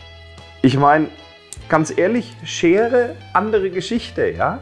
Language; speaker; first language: German; native; German